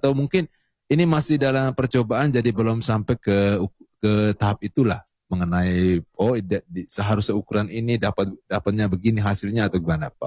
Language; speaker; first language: Indonesian; native; Indonesian